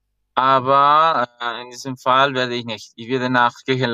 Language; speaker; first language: German; non-native, fluent; Spanish